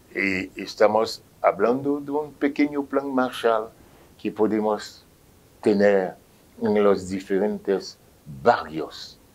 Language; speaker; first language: Spanish; non-native, fluent; Haitian Creole